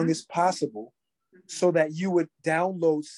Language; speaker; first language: English; native; English